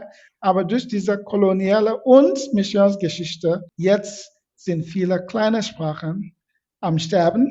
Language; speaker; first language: German; non-native, fluent; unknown